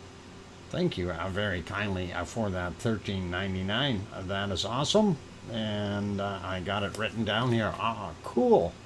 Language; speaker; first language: English; native; English